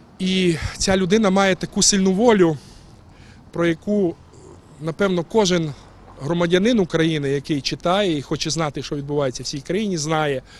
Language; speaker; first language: Ukrainian; native; Ukrainian